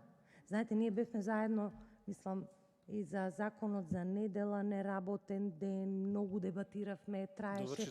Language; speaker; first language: Macedonian; native; Macedonian